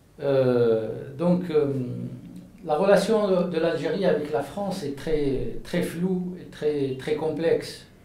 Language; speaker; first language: French; non-native, local second language; Arabic